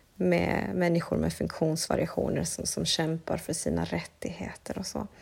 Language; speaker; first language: Swedish; early bilingual, other home language; Spanish